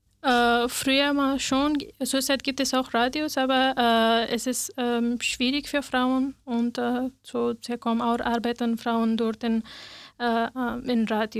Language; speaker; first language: German; non-native, learner; Persian